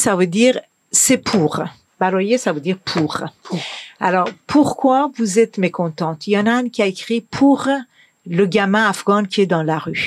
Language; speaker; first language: French; non-native, fluent; Persian